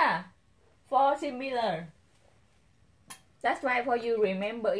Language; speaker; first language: English; non-native, learner; Vietnamese